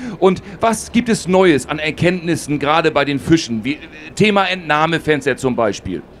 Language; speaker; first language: German; native; German